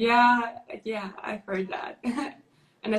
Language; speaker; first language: English; non-native, learner; Spanish